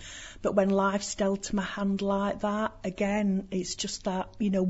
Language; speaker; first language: English; native; English